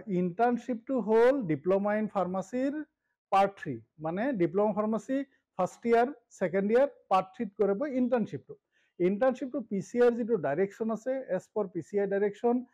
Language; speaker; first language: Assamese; native; Assamese